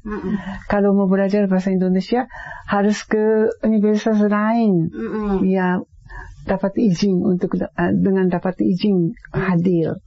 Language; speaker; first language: Indonesian; non-native, fluent; Japanese